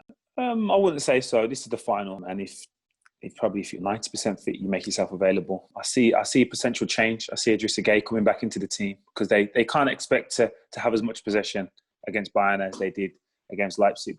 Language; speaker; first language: English; native; English